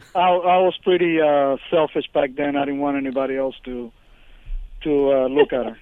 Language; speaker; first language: English; early bilingual, other home language; Spanish